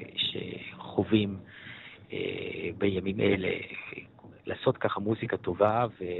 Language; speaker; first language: Hebrew; non-native, fluent; Italian